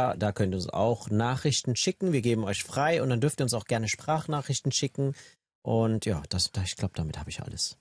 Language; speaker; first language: German; native; German